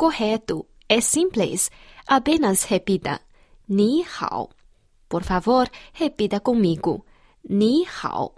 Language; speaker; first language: Portuguese; non-native, fluent; Chinese